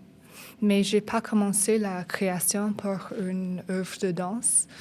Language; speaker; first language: French; non-native, learner; English